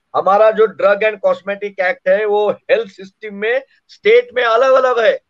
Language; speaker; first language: Hindi; non-native, local second language; Marathi